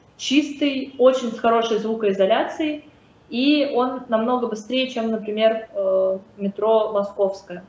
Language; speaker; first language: Russian; native; Russian